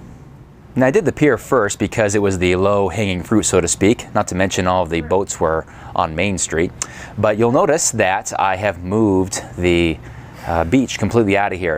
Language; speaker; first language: English; native; English